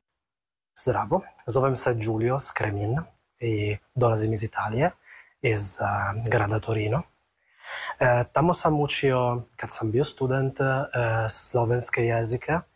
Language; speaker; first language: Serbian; non-native, fluent; Italian